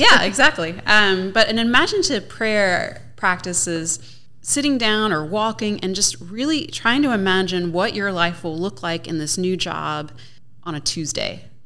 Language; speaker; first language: English; native; English